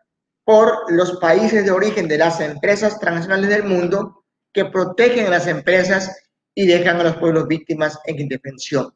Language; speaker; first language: Spanish; native; Spanish